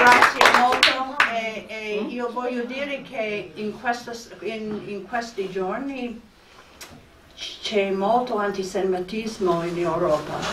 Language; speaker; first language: Italian; non-native, fluent; English